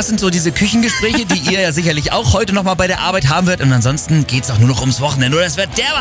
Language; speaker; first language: German; native; German